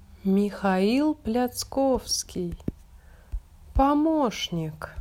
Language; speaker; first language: Russian; native; Russian